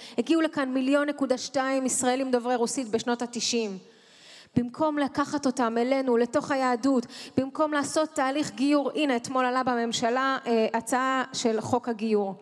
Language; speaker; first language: Hebrew; early bilingual, other home language; Russian